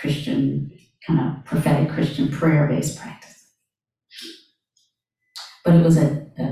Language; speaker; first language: English; native; English